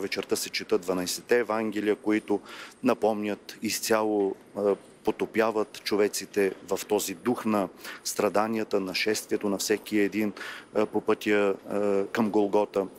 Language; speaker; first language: Bulgarian; native; Bulgarian